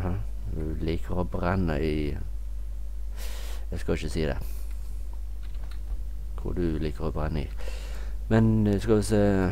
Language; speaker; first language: Norwegian; native; Norwegian